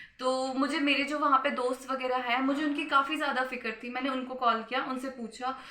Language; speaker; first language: Hindi; native; Hindi